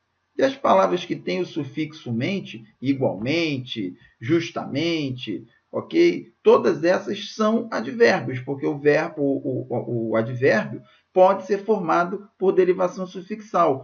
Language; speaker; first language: Portuguese; native; Portuguese